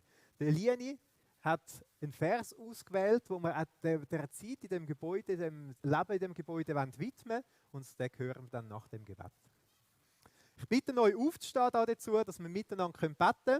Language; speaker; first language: German; native; German